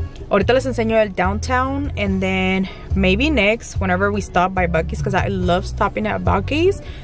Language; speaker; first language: English; early bilingual, other home language; Spanish